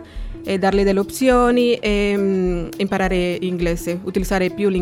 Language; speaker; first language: Italian; non-native, fluent; Spanish